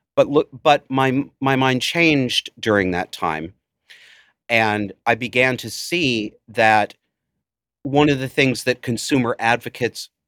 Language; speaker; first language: English; native; English